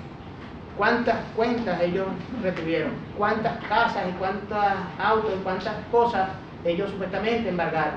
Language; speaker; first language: Spanish; native; Spanish